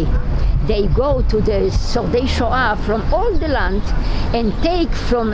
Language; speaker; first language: English; non-native, learner; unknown